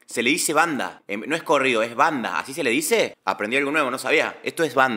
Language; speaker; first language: Spanish; native; Spanish